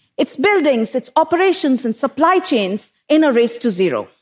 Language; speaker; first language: English; non-native, local second language; Hindi